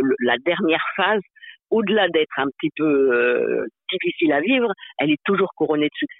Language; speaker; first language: French; native; French